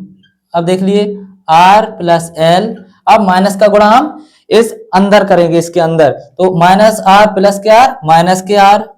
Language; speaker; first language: Hindi; native; Hindi